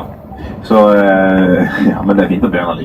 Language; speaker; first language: Norwegian; native; Norwegian